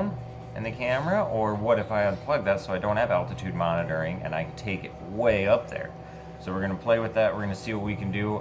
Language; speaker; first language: English; native; English